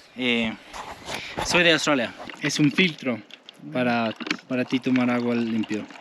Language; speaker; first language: Spanish; non-native, learner; English